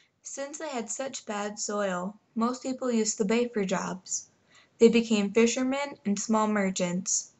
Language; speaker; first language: English; native; English